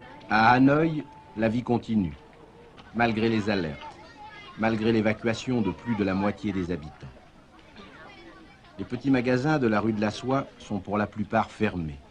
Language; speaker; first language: French; native; French